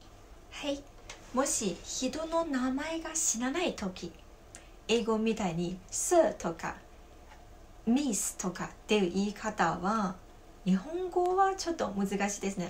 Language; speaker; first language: Japanese; non-native, fluent; Chinese